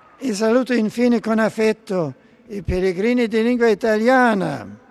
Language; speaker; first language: Italian; non-native, fluent; German